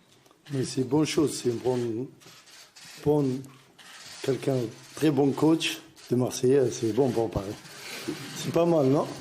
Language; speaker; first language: French; non-native, learner; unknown